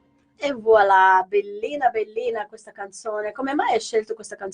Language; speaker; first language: Italian; non-native, fluent; Portuguese